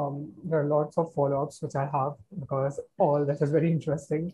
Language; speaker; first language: English; non-native, local second language; Hindi